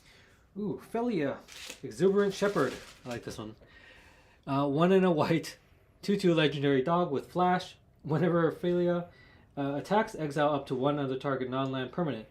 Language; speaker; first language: English; native; English